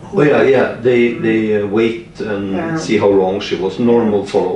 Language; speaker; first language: English; non-native, fluent; Norwegian